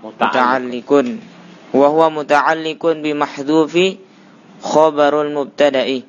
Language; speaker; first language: Arabic; non-native, learner; Indonesian